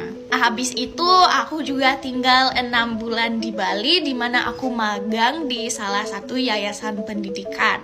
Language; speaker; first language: Indonesian; non-native, fluent; English